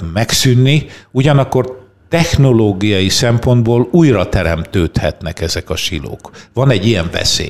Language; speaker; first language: Hungarian; native; Hungarian